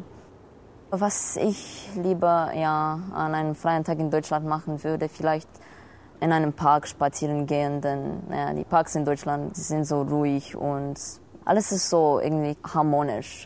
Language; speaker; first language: German; non-native, fluent; Romanian